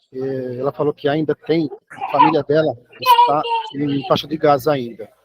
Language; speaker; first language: Portuguese; non-native, fluent; Arabic